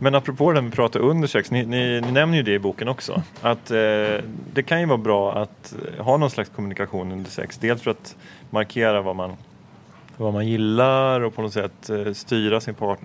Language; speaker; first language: Swedish; native; Swedish